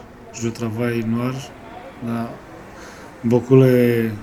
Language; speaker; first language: French; non-native, learner; Romanian